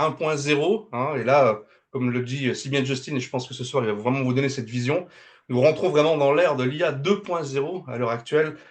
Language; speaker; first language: French; native; French